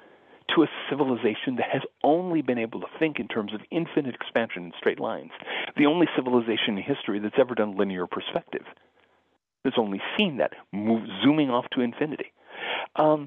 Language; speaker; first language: English; native; English